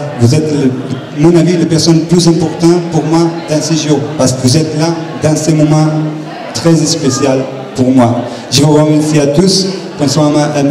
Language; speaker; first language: French; non-native, learner; Portuguese